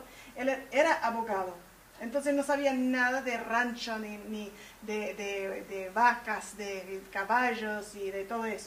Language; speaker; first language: Spanish; early bilingual, heritage; Spanish